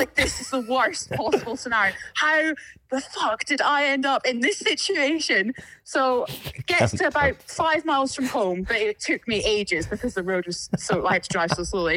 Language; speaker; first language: English; native; English